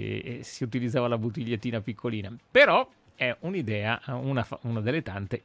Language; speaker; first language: Italian; native; Italian